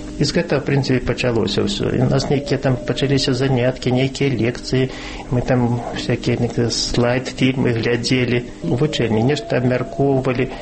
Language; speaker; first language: Belarusian; non-native, local second language; Russian